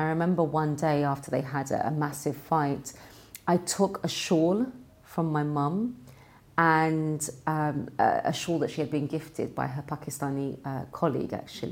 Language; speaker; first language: English; native; English